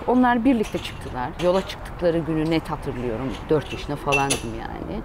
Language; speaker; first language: Turkish; early bilingual, heritage; Turkish